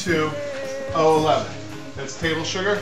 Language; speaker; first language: English; native; English